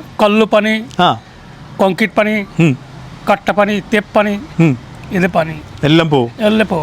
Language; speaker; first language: Malayalam; non-native, learner; Bangla